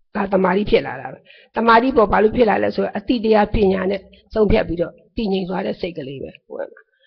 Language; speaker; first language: Burmese; native; Burmese